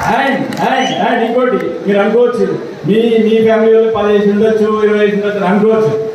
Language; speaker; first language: Telugu; early bilingual, heritage; Telugu